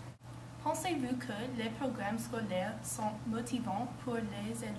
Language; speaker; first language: French; non-native, learner; English